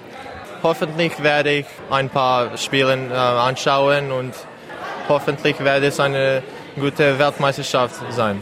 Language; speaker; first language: German; non-native, learner; Serbian